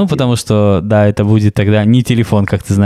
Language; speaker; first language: Russian; native; Russian